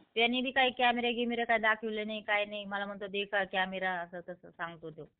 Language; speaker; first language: Marathi; native; Marathi